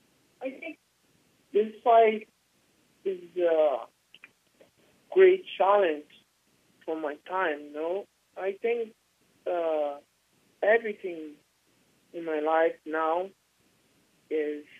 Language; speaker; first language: English; non-native, learner; Portuguese